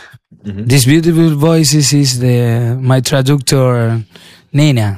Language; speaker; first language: English; non-native, learner; Spanish